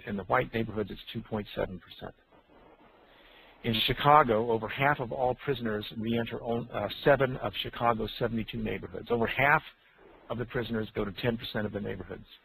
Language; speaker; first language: English; native; English